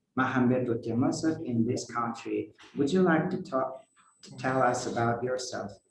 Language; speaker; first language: English; non-native, fluent; Kazakh